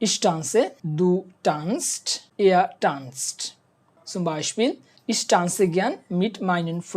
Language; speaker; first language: German; non-native, fluent; Bangla